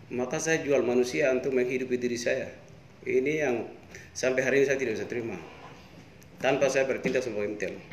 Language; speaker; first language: Indonesian; non-native, local second language; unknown